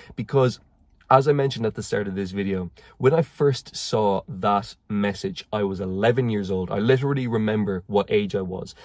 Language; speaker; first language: English; native; English